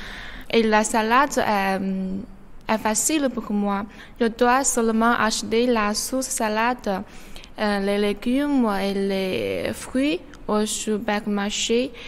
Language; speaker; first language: French; non-native, learner; Chinese